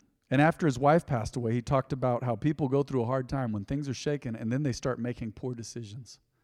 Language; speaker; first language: English; early bilingual, other home language; Spanish